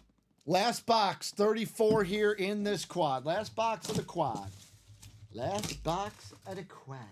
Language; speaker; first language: English; native; English